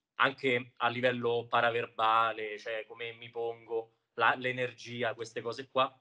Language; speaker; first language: Italian; native; Italian